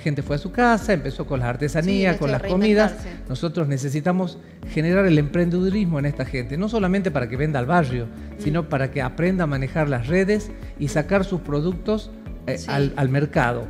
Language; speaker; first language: Spanish; native; Spanish